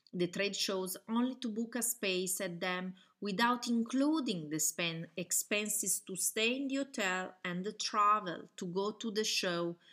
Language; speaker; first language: English; non-native, fluent; Italian